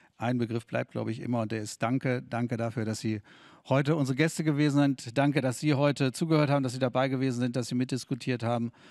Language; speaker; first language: German; native; German